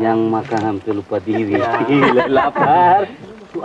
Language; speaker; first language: Malay; native; Malay